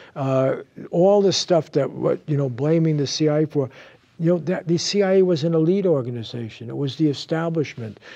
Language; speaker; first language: English; native; English